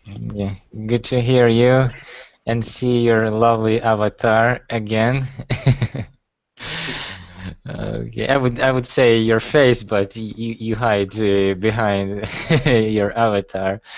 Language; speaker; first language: English; non-native, fluent; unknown